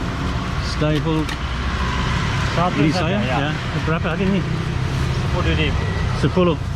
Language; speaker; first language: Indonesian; non-native, learner; English